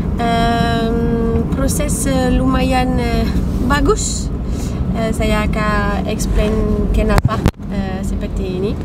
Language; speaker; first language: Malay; non-native, learner; French